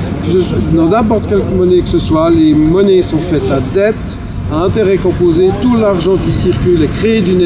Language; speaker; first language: French; native; French